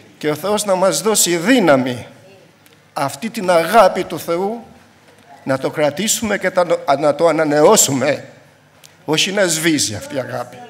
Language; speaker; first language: Greek; non-native, fluent; Albanian